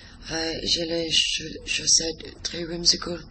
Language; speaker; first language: French; non-native, learner; English